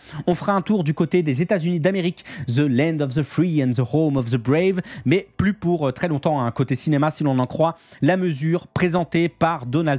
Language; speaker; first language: French; native; French